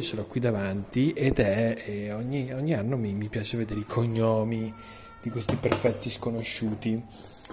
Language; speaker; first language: Italian; native; Italian